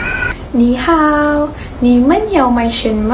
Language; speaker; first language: Chinese; non-native, learner; Malay